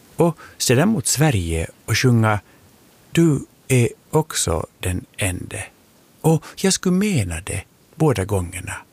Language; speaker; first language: Swedish; native; Swedish